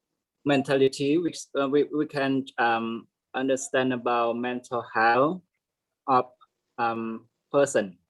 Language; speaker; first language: English; non-native, learner; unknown